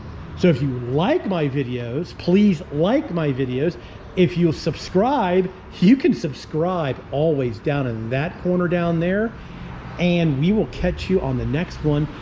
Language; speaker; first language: English; native; English